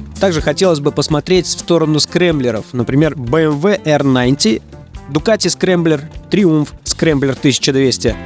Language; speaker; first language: Russian; native; Russian